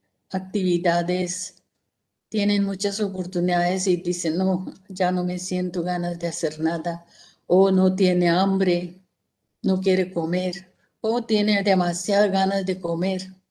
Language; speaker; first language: Spanish; non-native, fluent; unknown